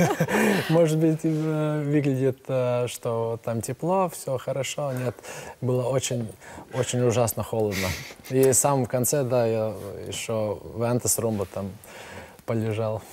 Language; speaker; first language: Russian; non-native, local second language; Latvian